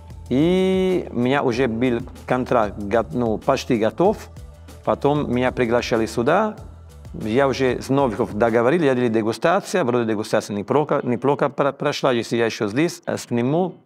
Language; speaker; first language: Russian; non-native, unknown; Italian